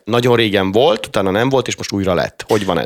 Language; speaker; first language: Hungarian; native; Hungarian